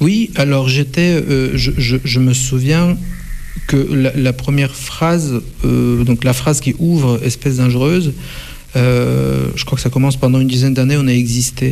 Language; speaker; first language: French; non-native, fluent; Russian